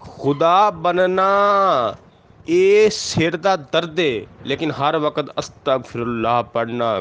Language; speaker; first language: Urdu; non-native, local second language; Punjabi